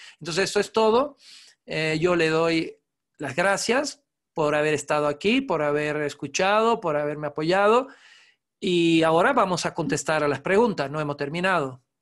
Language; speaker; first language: Spanish; non-native, fluent; Italian